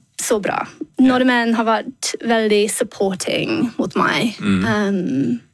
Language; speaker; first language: Norwegian; non-native, learner; English